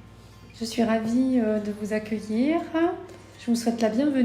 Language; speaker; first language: French; native; French